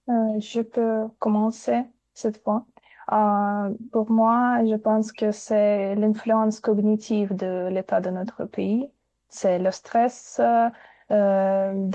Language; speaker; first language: French; non-native, fluent; Ukrainian